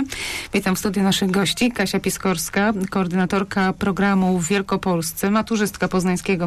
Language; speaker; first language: Polish; native; Polish